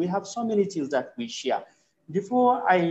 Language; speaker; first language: English; non-native, local second language; Hausa